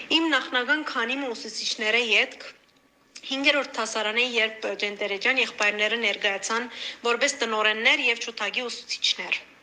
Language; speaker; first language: Armenian; native; Armenian